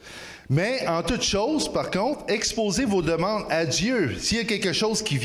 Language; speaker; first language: French; native; French